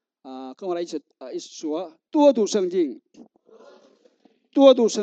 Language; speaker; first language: Chinese; non-native, learner; Korean